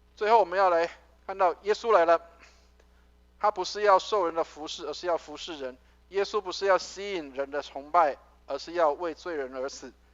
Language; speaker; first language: Chinese; native; Chinese